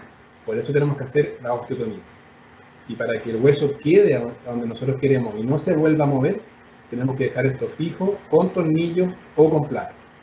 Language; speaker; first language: Spanish; native; Spanish